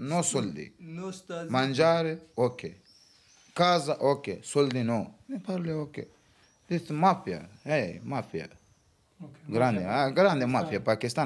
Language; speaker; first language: Italian; non-native, learner; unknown